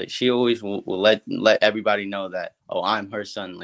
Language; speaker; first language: English; native; English